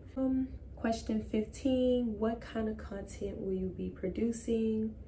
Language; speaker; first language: English; native; English